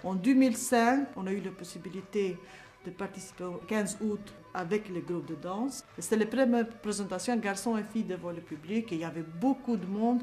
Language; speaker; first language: French; non-native, fluent; Albanian